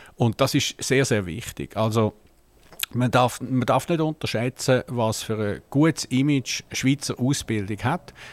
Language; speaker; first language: German; native; German